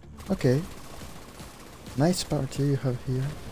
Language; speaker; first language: English; non-native, fluent; French